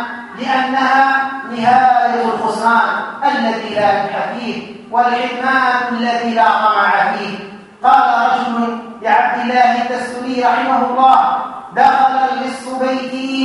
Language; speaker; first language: Arabic; native; Arabic